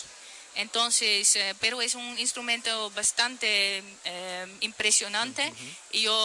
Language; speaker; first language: Spanish; non-native, fluent; Dutch